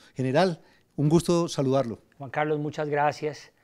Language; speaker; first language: Spanish; native; Spanish